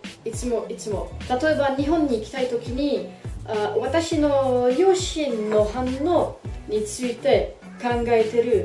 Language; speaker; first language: Japanese; non-native, learner; French